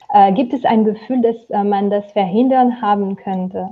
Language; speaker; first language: German; non-native, fluent; French